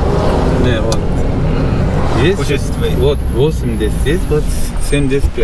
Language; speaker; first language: Russian; non-native, local second language; Uzbek